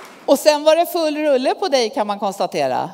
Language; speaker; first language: Swedish; native; Swedish